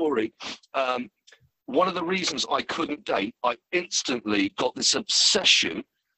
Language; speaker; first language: English; native; English